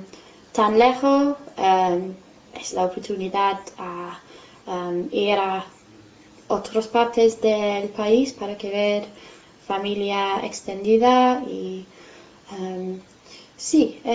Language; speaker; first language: Spanish; non-native, fluent; English